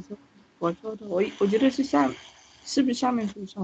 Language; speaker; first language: Chinese; native; Chinese